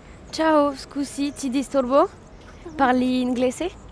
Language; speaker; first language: Italian; non-native, learner; French